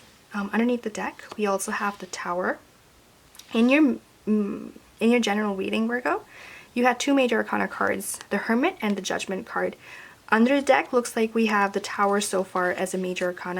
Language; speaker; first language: English; native; English